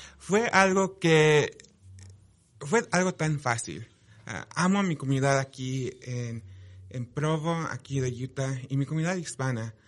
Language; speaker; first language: Spanish; early bilingual, heritage; Spanish